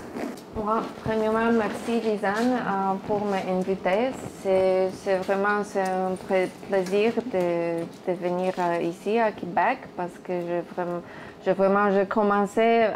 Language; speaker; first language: French; non-native, fluent; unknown